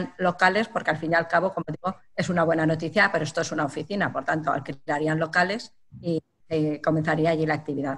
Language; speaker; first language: Spanish; native; Spanish